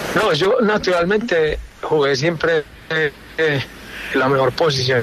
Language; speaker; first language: Spanish; native; Spanish